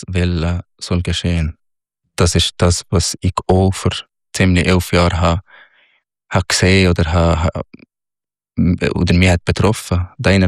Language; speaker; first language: German; non-native, fluent; Arabic